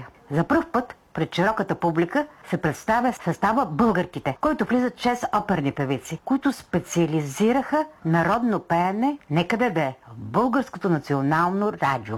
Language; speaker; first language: Bulgarian; native; Bulgarian